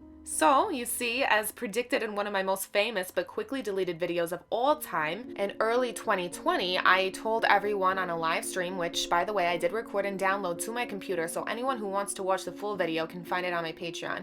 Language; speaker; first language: English; native; English